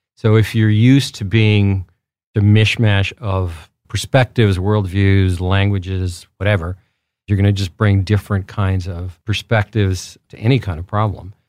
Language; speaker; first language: English; early bilingual, other home language; Spanish